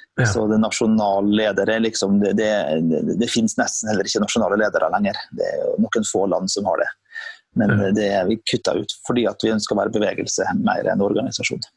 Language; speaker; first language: Norwegian; native; Norwegian